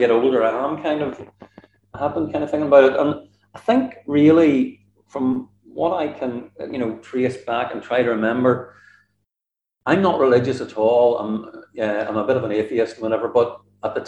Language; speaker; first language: English; native; English